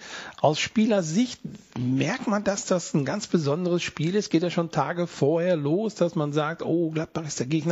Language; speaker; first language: German; native; German